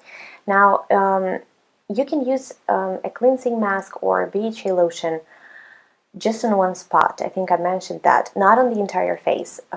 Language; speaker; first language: English; non-native, fluent; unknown